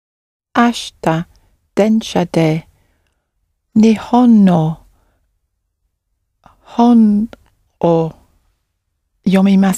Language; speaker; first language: Japanese; non-native, learner; English